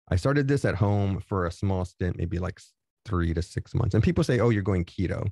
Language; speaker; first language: English; native; English